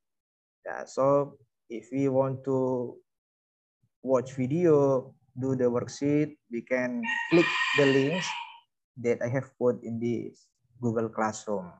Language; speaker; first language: English; non-native, learner; Indonesian